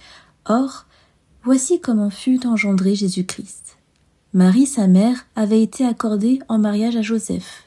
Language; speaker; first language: French; native; French